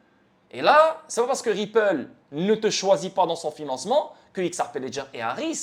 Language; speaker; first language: French; native; French